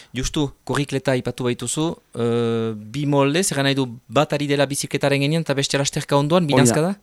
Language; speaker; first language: Basque; native; Basque